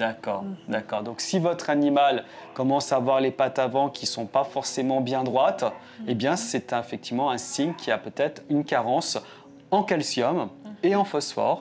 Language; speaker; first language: French; native; French